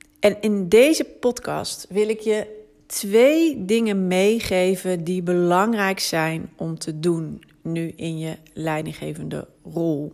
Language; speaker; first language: Dutch; native; Dutch